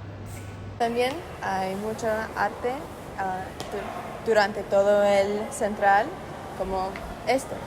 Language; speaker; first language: Spanish; non-native, learner; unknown